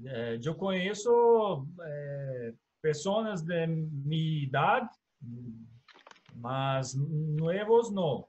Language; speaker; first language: Spanish; non-native, learner; Portuguese